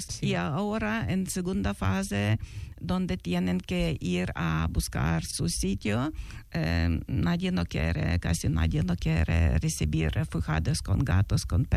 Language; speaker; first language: Spanish; non-native, learner; Ukrainian